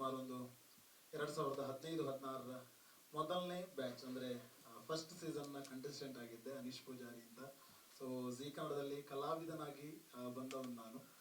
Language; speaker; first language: Kannada; non-native, local second language; Tulu